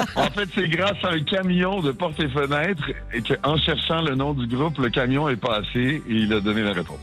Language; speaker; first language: French; native; French